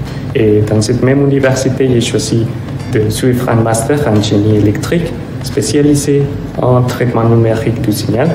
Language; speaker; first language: French; non-native, fluent; Spanish